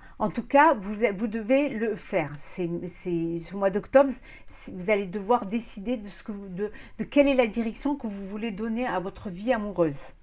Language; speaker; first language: French; native; French